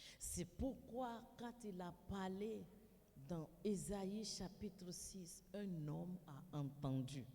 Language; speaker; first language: French; non-native, fluent; Yoruba